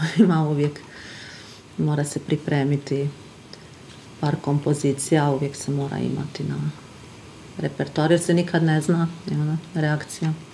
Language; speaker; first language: Bosnian; non-native, fluent; Hungarian